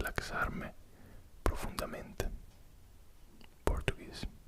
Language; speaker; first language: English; non-native, fluent; Italian